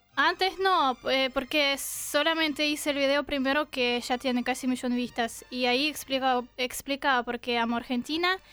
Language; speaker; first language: Spanish; non-native, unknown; Russian